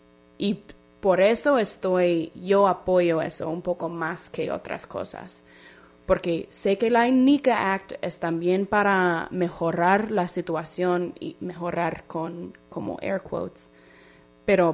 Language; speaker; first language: Spanish; non-native, fluent; English